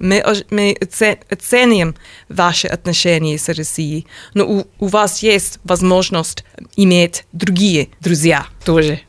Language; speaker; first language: Russian; non-native, learner; English